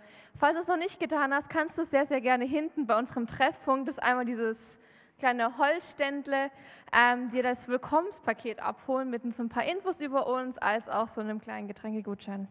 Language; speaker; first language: German; native; German